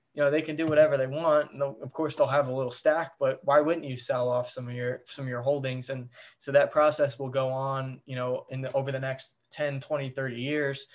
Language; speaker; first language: English; native; English